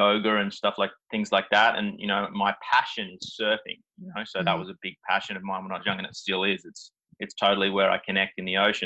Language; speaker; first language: English; native; English